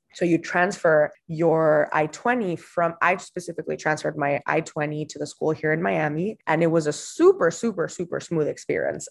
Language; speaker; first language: English; non-native, fluent; Spanish